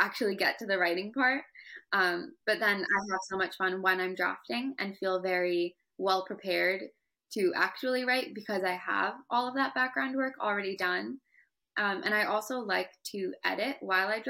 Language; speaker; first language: English; native; English